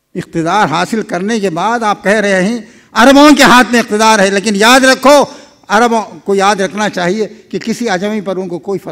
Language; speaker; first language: Urdu; native; Urdu